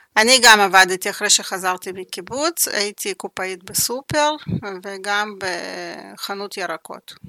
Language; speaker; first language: Hebrew; non-native, fluent; Russian